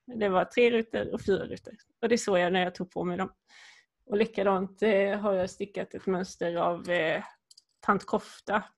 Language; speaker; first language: Swedish; native; Swedish